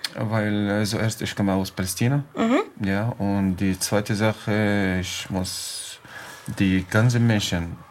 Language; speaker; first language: German; non-native, learner; Arabic